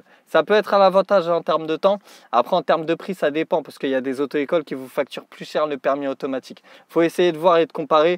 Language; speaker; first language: French; native; French